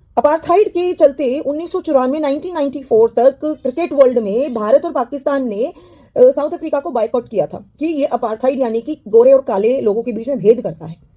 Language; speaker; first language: Hindi; native; Hindi